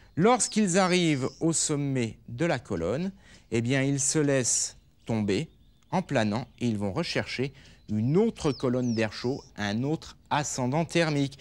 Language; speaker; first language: French; native; French